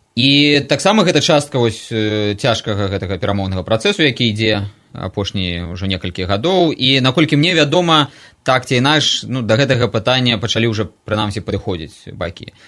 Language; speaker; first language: Belarusian; non-native, local second language; Russian